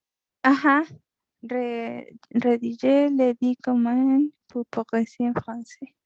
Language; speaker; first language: French; non-native, learner; Spanish